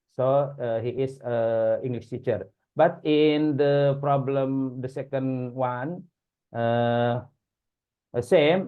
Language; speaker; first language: English; non-native, learner; Indonesian